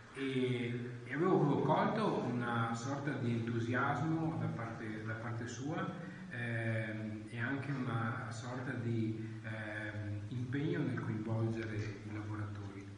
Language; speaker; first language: Italian; native; Italian